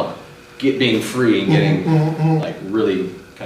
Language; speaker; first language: English; native; English